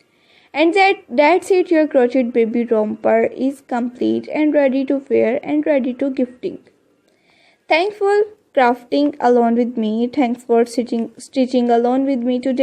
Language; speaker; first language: English; non-native, learner; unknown